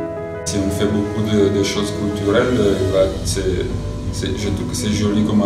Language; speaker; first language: French; non-native, fluent; Italian